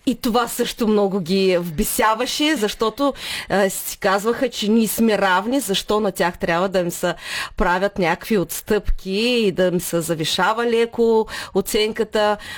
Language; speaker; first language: Bulgarian; early bilingual, heritage; Bulgarian